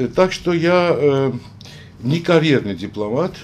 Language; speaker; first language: Russian; non-native, local second language; Armenian